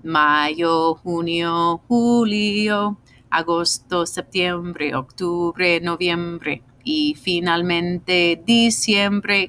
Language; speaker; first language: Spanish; non-native, fluent; English